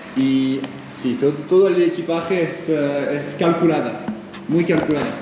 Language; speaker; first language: Spanish; non-native, learner; French